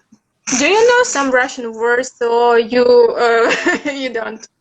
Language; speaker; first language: English; non-native, learner; Russian